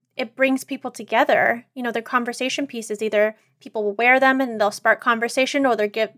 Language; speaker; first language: English; native; English